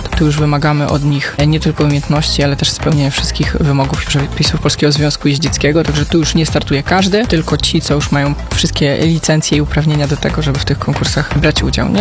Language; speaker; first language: Polish; native; Polish